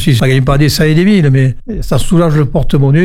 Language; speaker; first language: French; native; French